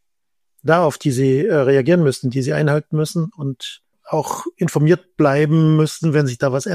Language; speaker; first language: German; native; German